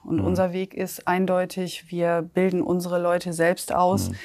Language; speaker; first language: German; native; German